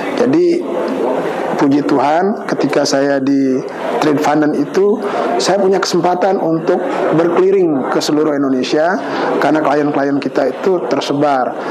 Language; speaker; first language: Indonesian; non-native, local second language; Balinese